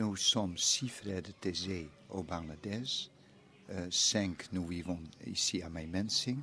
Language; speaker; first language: French; non-native, fluent; Dutch